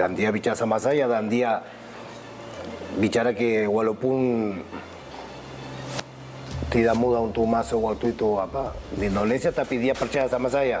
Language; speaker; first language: Indonesian; non-native, fluent; Spanish